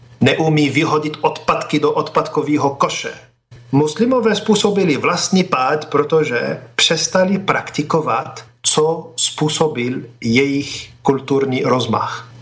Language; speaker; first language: Czech; non-native, fluent; Arabic